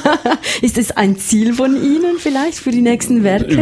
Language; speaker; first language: German; native; German